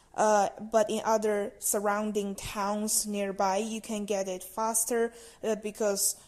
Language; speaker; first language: English; non-native, fluent; Chinese